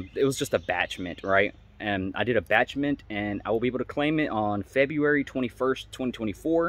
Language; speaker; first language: English; native; English